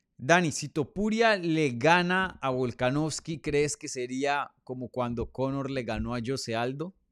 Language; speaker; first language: Spanish; native; Spanish